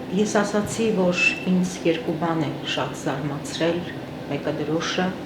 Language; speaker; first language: Armenian; native; Armenian